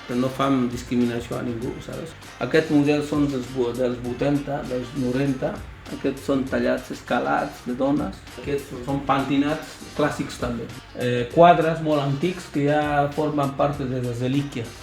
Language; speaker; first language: Catalan; non-native, fluent; Spanish